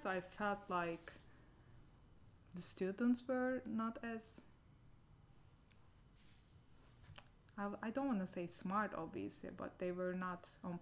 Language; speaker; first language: English; non-native, fluent; Turkish